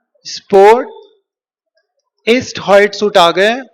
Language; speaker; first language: German; non-native, learner; Hindi